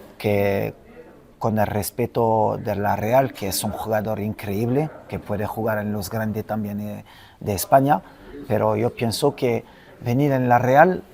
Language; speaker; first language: Spanish; non-native, fluent; French